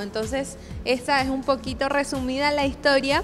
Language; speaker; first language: Spanish; native; Spanish